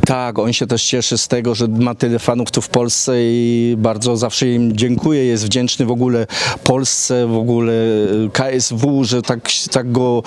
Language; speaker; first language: Polish; early bilingual, heritage; Polish